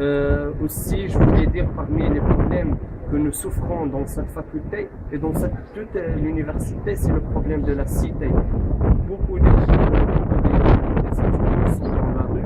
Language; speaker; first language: French; non-native, local second language; Arabic